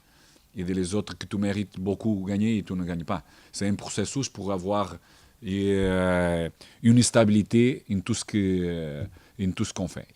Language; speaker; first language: French; non-native, learner; Portuguese